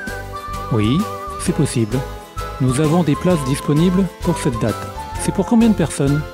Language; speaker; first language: French; non-native, learner; Azerbaijani